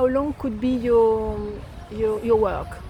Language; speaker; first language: English; non-native, fluent; French